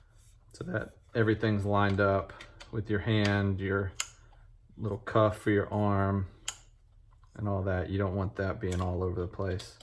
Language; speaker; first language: English; native; English